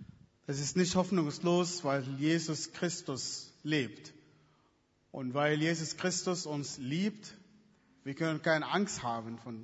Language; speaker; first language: German; non-native, fluent; Arabic